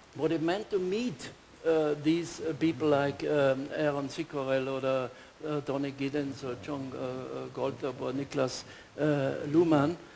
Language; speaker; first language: English; non-native, fluent; German